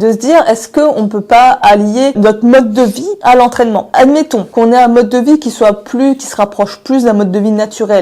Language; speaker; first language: French; native; French